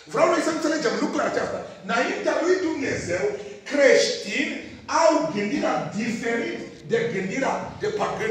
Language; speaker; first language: Romanian; non-native, fluent; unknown